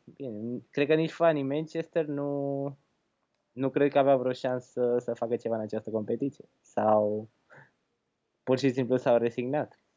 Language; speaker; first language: Romanian; early bilingual, heritage; Romanian